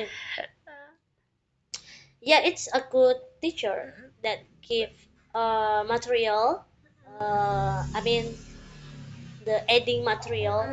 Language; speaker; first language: English; non-native, learner; Indonesian